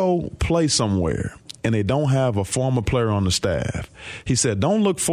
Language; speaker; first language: English; native; English